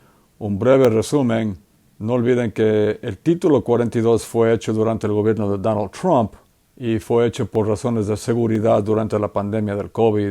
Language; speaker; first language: Spanish; native; Spanish